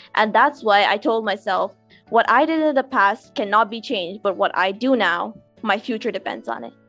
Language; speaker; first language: English; non-native, local second language; Urdu